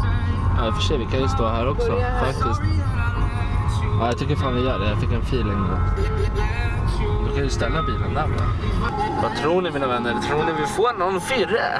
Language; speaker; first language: Swedish; native; Swedish